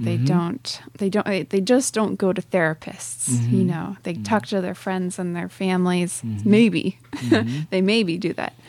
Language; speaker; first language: English; native; English